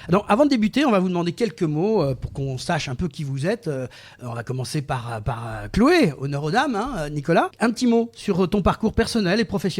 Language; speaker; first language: French; native; French